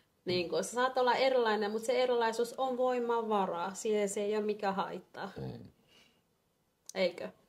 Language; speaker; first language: Finnish; non-native, fluent; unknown